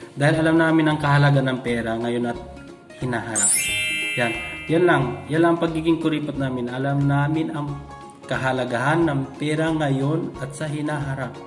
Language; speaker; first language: Filipino; non-native, local second language; Iloko